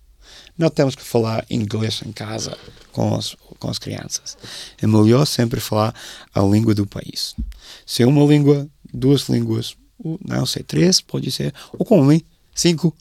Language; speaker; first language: Portuguese; non-native, fluent; English